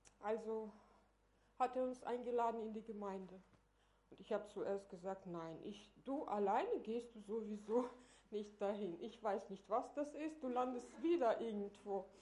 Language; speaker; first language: German; non-native, fluent; Russian